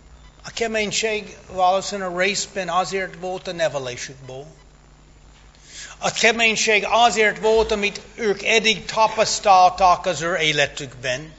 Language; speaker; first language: Hungarian; non-native, fluent; English